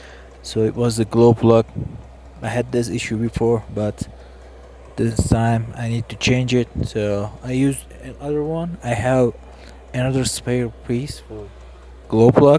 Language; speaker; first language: English; non-native, fluent; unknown